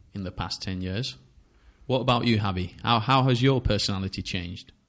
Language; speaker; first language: English; native; English